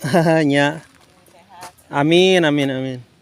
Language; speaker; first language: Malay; non-native, local second language; Sundanese